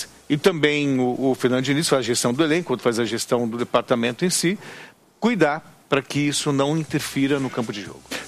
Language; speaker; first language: Portuguese; native; Portuguese